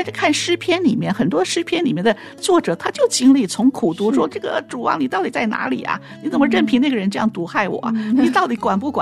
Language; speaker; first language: Chinese; native; Chinese